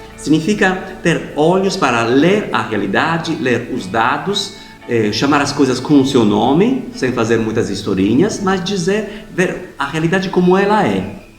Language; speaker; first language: Portuguese; non-native, fluent; Italian